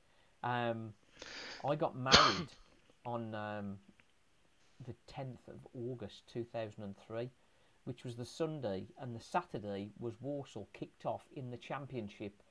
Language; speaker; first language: English; native; English